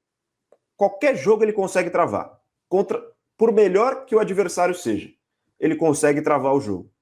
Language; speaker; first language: Portuguese; native; Portuguese